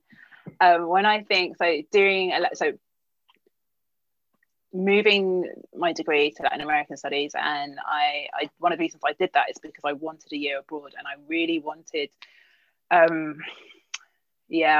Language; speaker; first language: English; native; English